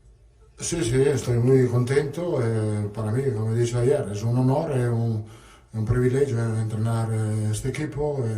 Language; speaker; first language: Spanish; non-native, fluent; Italian